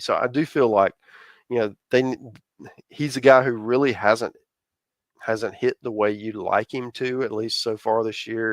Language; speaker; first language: English; native; English